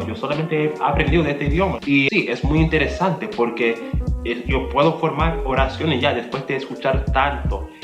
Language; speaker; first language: Spanish; non-native, fluent; English